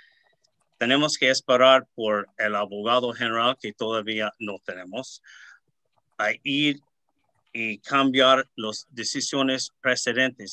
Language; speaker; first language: Spanish; early bilingual, heritage; Spanish